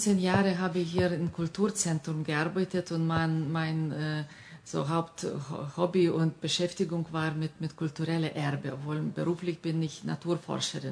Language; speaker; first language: German; non-native, fluent; Lithuanian